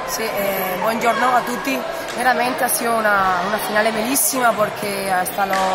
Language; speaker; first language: Italian; non-native, learner; Spanish